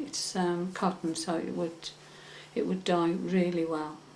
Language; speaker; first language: English; native; English